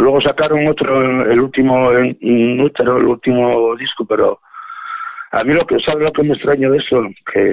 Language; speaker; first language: Spanish; native; Spanish